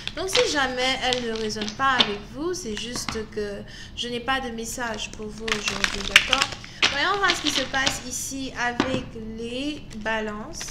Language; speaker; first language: French; native; French